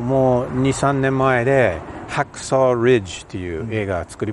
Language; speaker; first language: Japanese; non-native, fluent; English